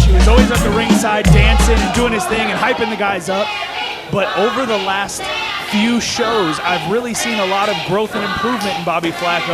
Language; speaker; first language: English; native; English